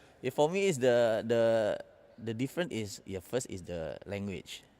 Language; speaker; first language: English; non-native, learner; Indonesian